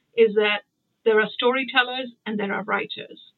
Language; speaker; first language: English; non-native, local second language; Gujarati